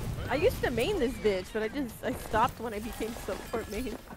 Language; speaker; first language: English; early bilingual, other home language; Spanish